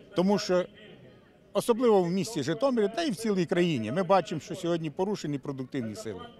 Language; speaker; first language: Ukrainian; native; Ukrainian